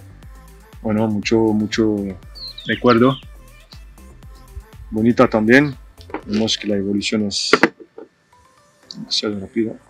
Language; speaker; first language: Spanish; non-native, fluent; French